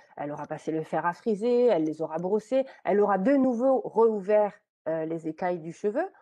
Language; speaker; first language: French; native; French